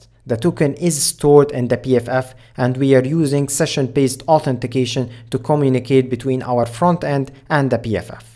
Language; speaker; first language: English; non-native, fluent; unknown